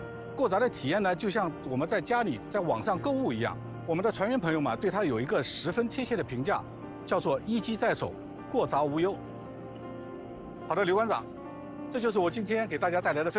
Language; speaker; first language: Chinese; native; Chinese